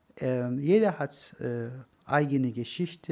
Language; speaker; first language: German; non-native, learner; Turkish